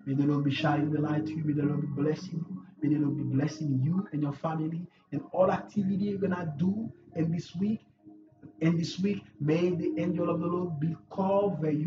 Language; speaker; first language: English; non-native, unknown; Haitian Creole